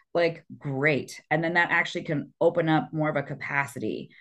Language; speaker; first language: English; early bilingual, other home language; French